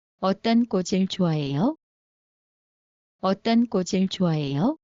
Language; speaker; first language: Korean; non-native, learner; Bangla